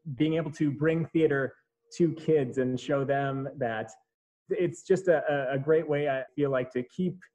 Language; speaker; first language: English; native; English